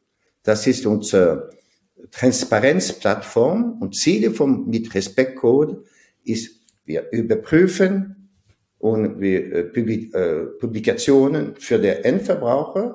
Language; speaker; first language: German; non-native, fluent; French